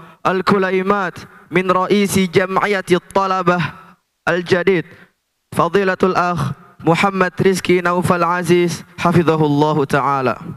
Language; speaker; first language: Arabic; non-native, learner; Indonesian